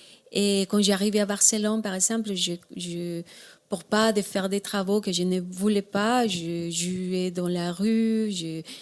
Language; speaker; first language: French; non-native, learner; Spanish